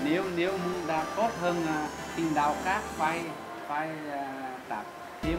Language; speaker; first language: Vietnamese; non-native, learner; Portuguese